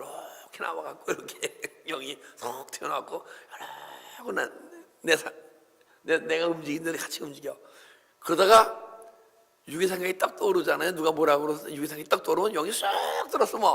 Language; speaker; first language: Korean; native; Korean